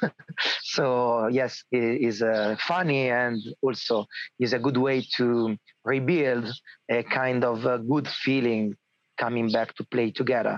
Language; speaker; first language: English; non-native, learner; Italian